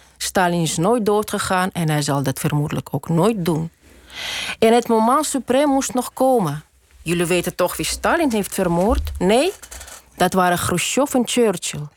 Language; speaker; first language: Dutch; non-native, fluent; Russian